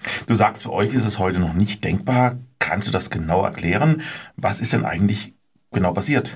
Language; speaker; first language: German; native; German